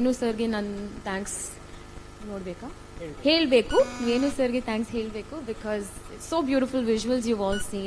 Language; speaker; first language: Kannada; non-native, learner; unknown